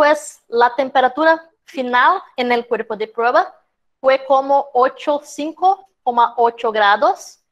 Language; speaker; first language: Spanish; non-native, fluent; Portuguese